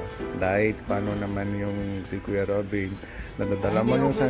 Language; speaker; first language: Filipino; non-native, learner; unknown